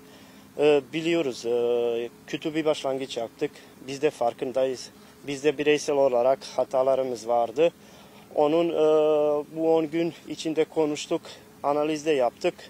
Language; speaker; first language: Turkish; non-native, fluent; Bosnian